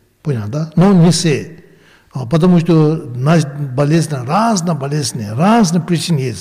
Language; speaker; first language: Russian; non-native, learner; Tibetan